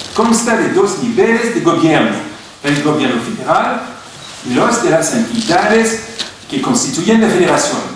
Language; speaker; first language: Spanish; non-native, fluent; French